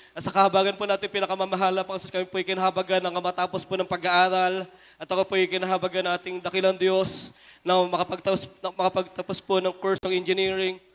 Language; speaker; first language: Filipino; native; Filipino